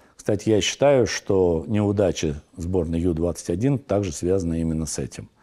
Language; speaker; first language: Russian; non-native, local second language; Armenian